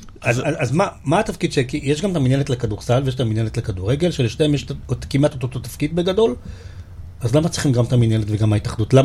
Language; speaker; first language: Hebrew; native; Hebrew